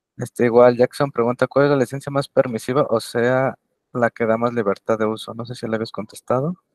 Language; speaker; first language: Spanish; native; Spanish